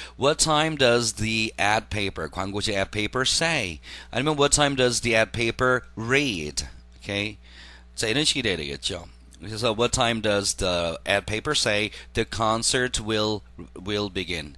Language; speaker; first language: English; non-native, fluent; Korean